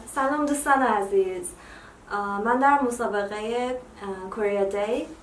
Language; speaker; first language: Persian; native; Persian